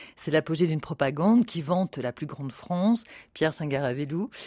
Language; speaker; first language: French; native; French